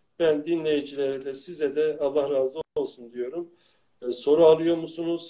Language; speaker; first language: Turkish; native; Turkish